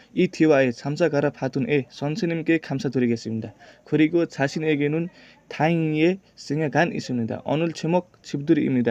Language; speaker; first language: Korean; non-native, learner; Nepali